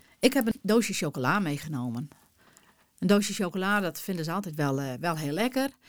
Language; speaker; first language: Dutch; non-native, local second language; Western Frisian